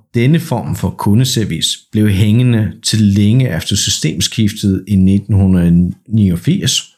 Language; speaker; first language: Danish; non-native, fluent; Polish